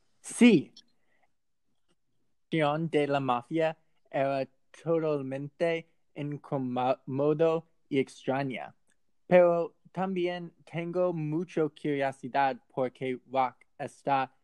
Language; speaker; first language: Spanish; non-native, learner; English